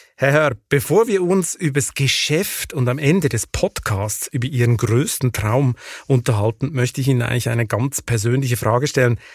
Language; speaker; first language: German; native; German